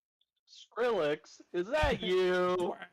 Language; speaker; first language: English; native; English